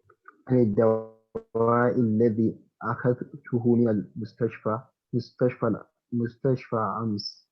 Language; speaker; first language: Arabic; non-native, learner; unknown